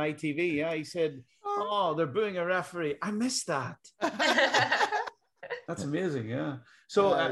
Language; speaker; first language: English; native; English